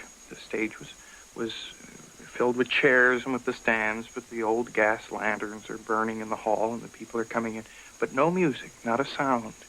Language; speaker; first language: English; native; English